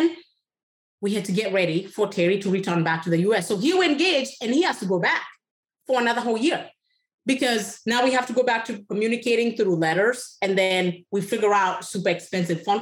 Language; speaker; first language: English; non-native, local second language; Kikuyu